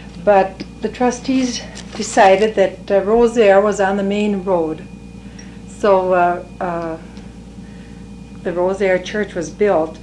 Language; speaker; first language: English; early bilingual, other home language; French